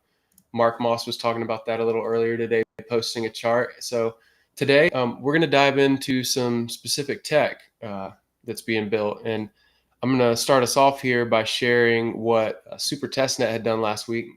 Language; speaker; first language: English; native; English